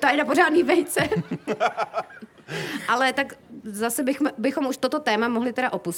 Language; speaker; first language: Czech; native; Czech